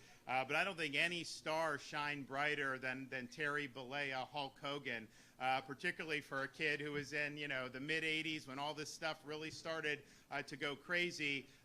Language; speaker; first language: English; native; English